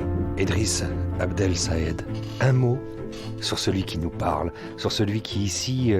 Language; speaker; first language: French; native; French